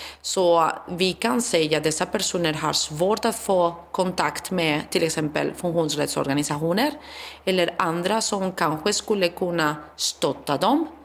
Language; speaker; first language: Swedish; non-native, fluent; Spanish